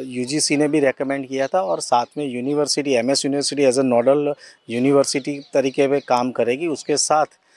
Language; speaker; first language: Hindi; non-native, local second language; Gujarati